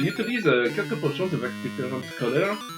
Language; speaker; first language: French; non-native, learner; English